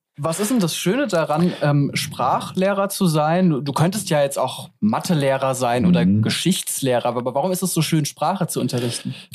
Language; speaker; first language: German; native; German